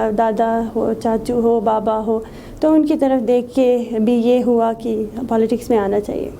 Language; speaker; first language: Urdu; non-native, local second language; Shina